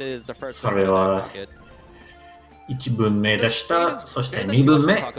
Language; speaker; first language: Japanese; non-native, learner; English